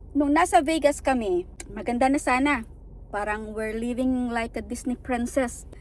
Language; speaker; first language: Filipino; non-native, local second language; Hiligaynon